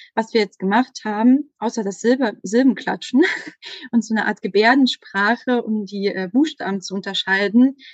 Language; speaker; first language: German; native; German